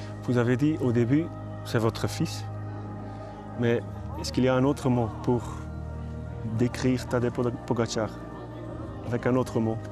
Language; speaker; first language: French; non-native, fluent; Dutch